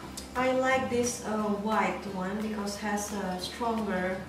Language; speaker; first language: English; non-native, learner; Indonesian